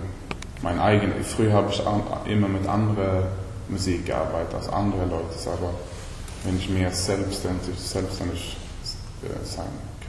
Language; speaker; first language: German; non-native, learner; Swedish